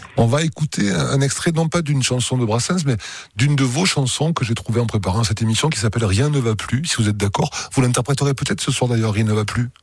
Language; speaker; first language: French; native; French